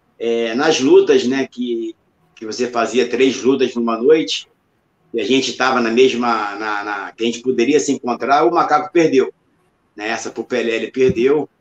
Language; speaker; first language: Portuguese; native; Portuguese